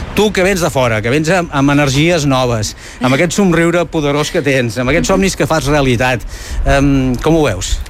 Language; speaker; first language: Catalan; native; Catalan